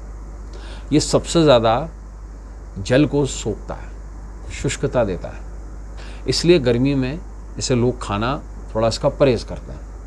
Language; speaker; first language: Hindi; native; Hindi